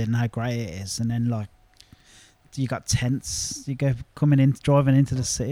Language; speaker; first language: English; native; English